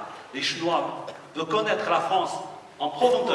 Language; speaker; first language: French; non-native, fluent; Chinese